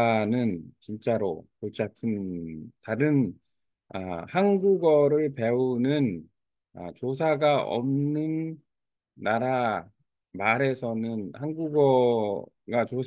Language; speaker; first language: Korean; native; Korean